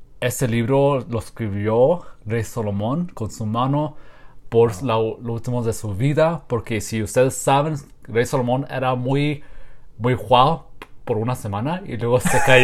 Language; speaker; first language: Spanish; non-native, learner; English